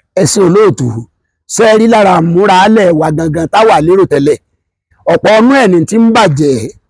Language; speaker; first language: Yoruba; native; Yoruba